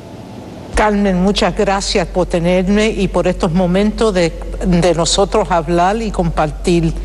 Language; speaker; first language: Spanish; early bilingual, heritage; Spanish